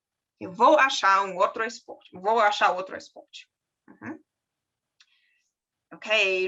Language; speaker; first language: Portuguese; non-native, fluent; German